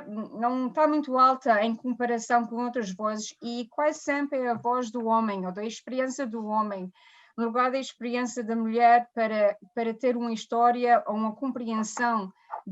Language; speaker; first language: Portuguese; early bilingual, heritage; Portuguese